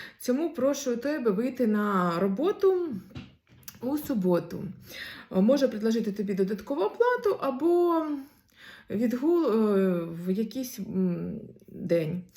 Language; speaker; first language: Ukrainian; non-native, local second language; Russian